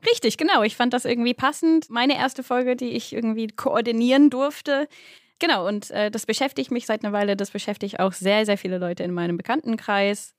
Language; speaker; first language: German; non-native, fluent; English